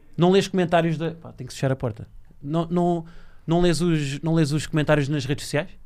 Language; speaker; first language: Portuguese; native; Portuguese